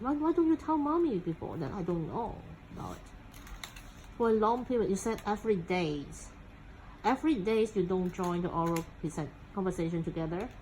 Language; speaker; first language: English; non-native, local second language; Cantonese